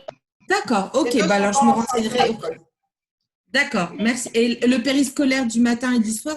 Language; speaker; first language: French; native; French